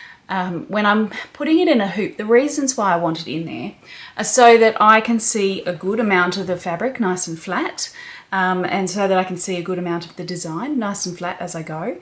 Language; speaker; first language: English; native; English